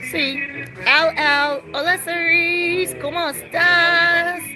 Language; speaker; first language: Spanish; non-native, learner; English